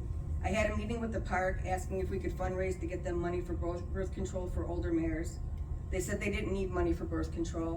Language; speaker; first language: English; native; English